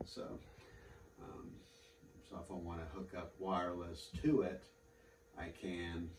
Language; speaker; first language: English; native; English